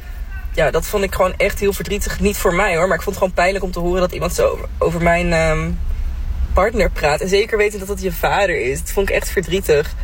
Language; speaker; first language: Dutch; native; Dutch